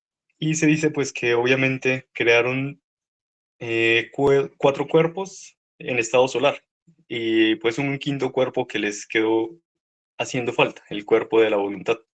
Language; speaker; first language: Spanish; native; Spanish